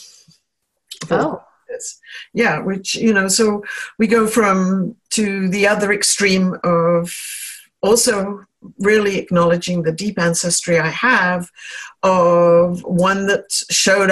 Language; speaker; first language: English; native; English